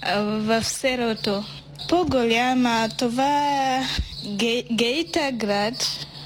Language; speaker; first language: Bulgarian; non-native, learner; Swahili